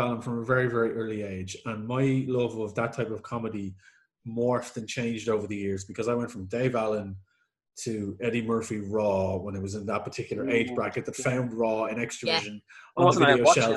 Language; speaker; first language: English; native; English